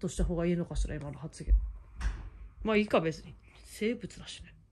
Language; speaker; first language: Japanese; native; Japanese